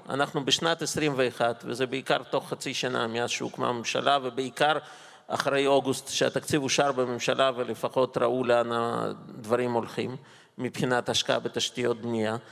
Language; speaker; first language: Hebrew; non-native, fluent; Russian